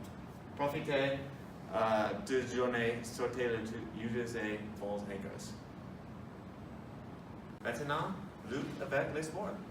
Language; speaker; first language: French; non-native, learner; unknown